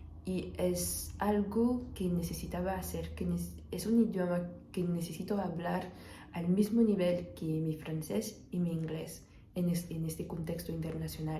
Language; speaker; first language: Spanish; non-native, fluent; French